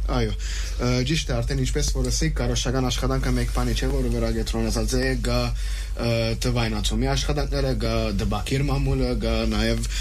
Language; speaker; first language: Armenian; native; Armenian